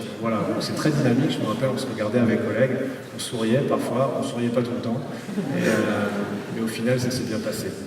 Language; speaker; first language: French; native; French